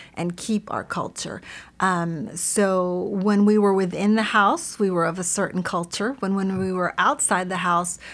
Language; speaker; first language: English; early bilingual, other home language; Spanish